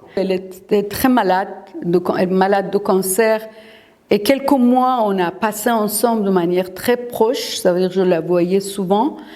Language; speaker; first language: French; non-native, fluent; Persian